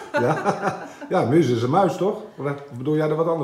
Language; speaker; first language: Dutch; native; Dutch